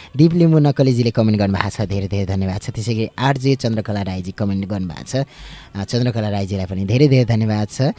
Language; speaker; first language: Nepali; native; Nepali